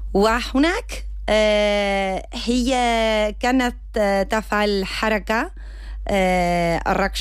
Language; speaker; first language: Arabic; non-native, learner; Spanish